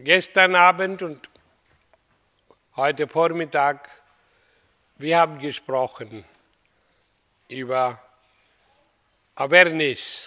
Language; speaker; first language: German; non-native, fluent; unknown